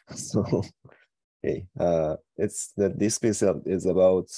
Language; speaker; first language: English; non-native, fluent; Japanese